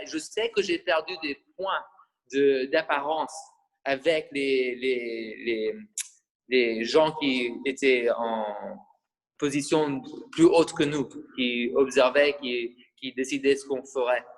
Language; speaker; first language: French; non-native, fluent; English